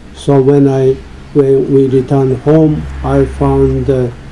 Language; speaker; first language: English; non-native, fluent; Japanese